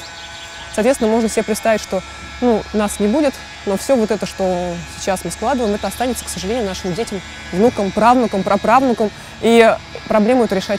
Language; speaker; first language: Russian; native; Russian